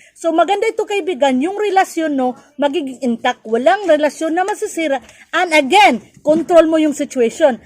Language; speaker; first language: Filipino; non-native, local second language; Cebuano